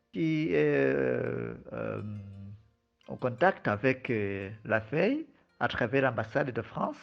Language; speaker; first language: French; non-native, fluent; Nyanja